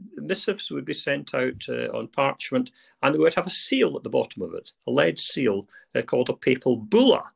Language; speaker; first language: English; native; English